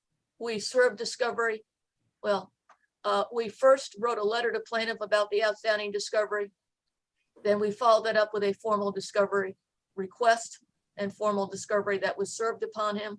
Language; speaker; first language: English; native; English